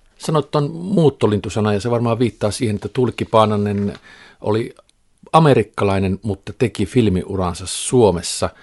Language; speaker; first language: Finnish; native; Finnish